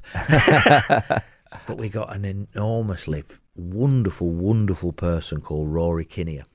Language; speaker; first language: English; native; English